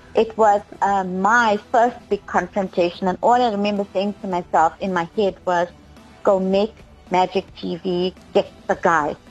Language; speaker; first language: English; native; English